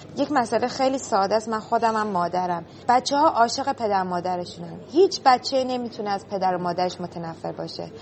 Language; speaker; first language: Persian; native; Persian